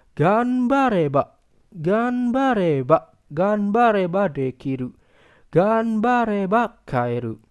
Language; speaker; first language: Japanese; non-native, fluent; Indonesian